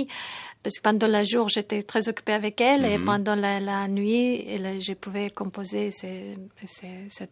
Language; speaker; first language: French; non-native, fluent; Tajik